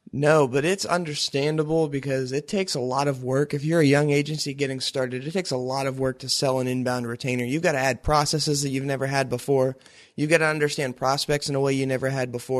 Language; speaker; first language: English; native; English